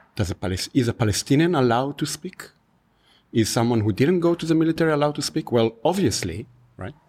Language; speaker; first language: English; non-native, fluent; Hebrew